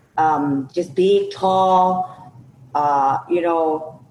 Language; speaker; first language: English; non-native, fluent; Lao